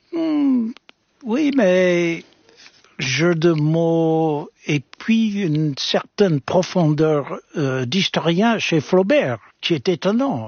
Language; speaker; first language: French; non-native, fluent; English